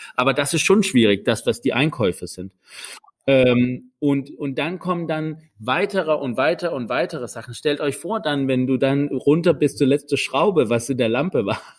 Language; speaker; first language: German; non-native, fluent; Danish